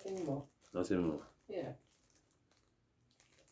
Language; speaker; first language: English; non-native, learner; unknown